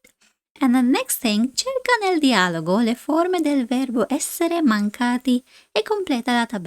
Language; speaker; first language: Italian; non-native, fluent; English